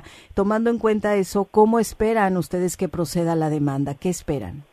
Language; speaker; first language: Spanish; native; Spanish